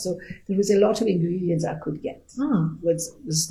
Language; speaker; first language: English; non-native, fluent; Persian